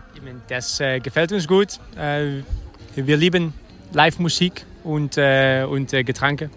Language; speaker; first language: German; non-native, learner; Dutch